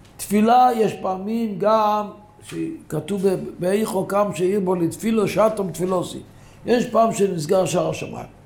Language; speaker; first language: Hebrew; non-native, local second language; Yiddish